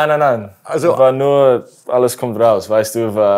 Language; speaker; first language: German; non-native, learner; English